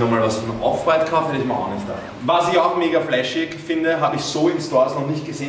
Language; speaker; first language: German; native; German